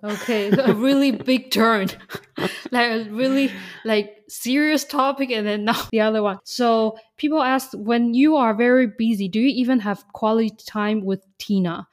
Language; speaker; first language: English; non-native, fluent; Chinese